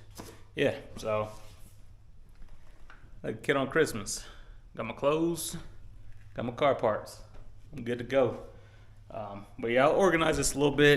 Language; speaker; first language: English; native; English